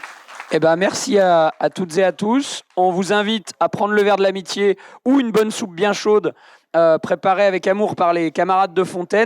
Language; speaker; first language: French; native; French